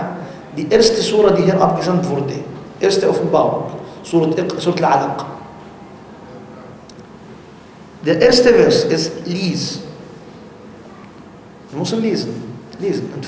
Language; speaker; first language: German; non-native, learner; Arabic